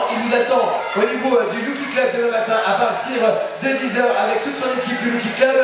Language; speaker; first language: French; native; French